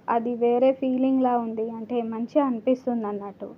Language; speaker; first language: Telugu; non-native, local second language; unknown